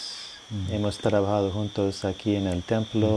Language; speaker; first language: Spanish; non-native, fluent; English